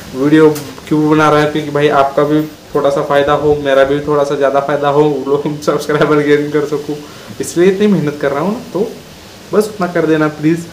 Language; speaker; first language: Hindi; non-native, local second language; Marathi